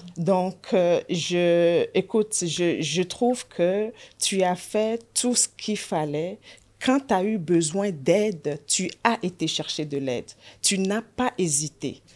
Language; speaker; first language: French; native; French